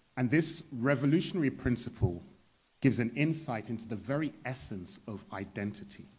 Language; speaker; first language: English; native; English